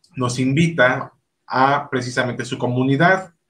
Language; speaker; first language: Spanish; native; Spanish